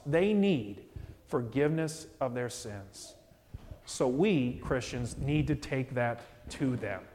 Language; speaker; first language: English; native; English